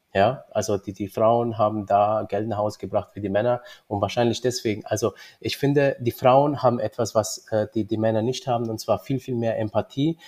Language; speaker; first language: German; early bilingual, other home language; Romanian